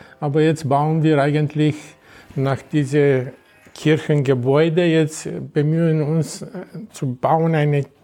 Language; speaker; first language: German; non-native, fluent; Romanian